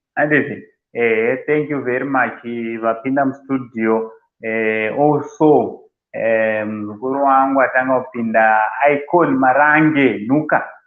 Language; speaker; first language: Shona; native; Shona